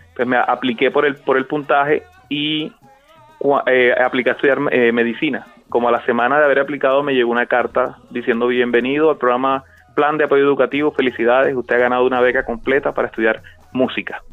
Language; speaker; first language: Spanish; native; Spanish